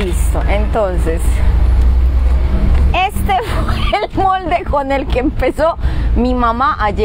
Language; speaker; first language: Spanish; native; Spanish